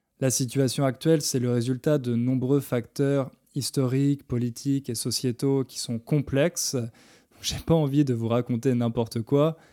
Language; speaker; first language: French; native; French